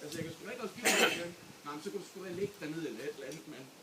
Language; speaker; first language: Danish; native; Danish